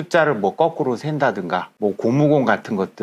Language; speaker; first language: Korean; native; Korean